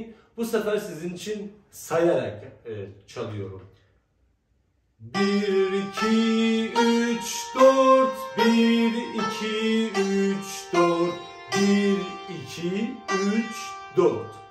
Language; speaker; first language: Turkish; non-native, fluent; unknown